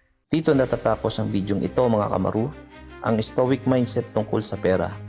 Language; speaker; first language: Filipino; native; Filipino